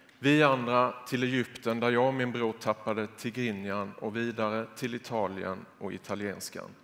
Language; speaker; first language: Swedish; native; Swedish